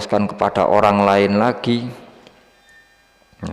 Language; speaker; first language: Indonesian; non-native, local second language; Javanese